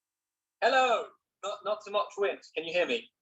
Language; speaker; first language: English; non-native, fluent; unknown